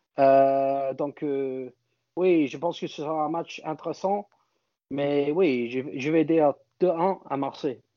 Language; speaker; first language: French; non-native, fluent; English